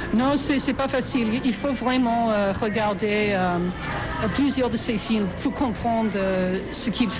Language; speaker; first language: French; non-native, fluent; English